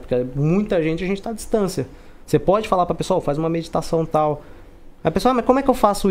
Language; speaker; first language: Portuguese; native; Portuguese